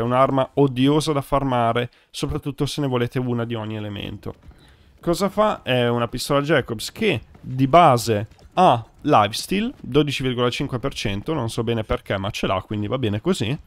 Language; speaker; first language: Italian; native; Italian